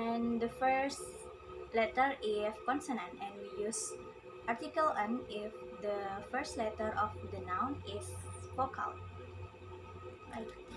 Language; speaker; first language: English; non-native, learner; Indonesian